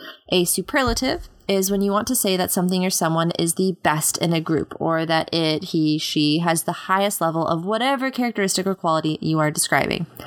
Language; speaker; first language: English; native; English